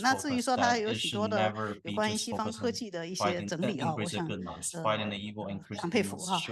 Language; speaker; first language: Chinese; native; Chinese